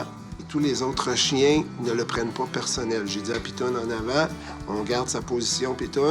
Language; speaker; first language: French; native; French